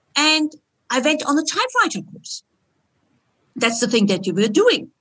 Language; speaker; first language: English; non-native, fluent; Turkish